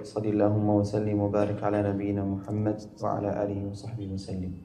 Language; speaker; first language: Arabic; native; Arabic